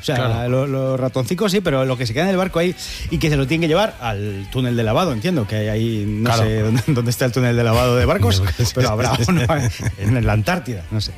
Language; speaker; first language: Spanish; native; Spanish